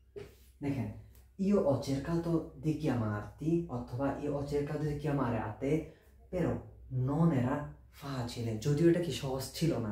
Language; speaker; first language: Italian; non-native, fluent; Bangla